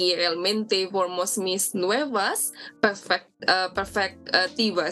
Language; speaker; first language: Spanish; non-native, learner; Indonesian